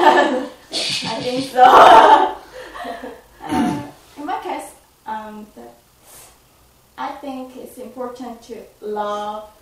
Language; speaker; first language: English; non-native, learner; Korean